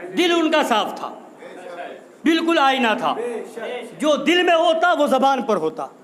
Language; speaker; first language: Urdu; native; Urdu